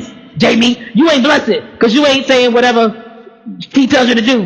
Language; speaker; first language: English; native; English